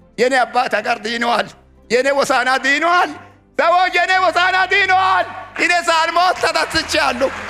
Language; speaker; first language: Amharic; non-native, local second language; Hadiyya